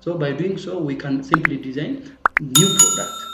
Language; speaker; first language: English; non-native, local second language; Amharic